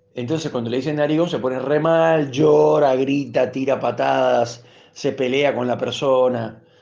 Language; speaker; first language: Spanish; native; Spanish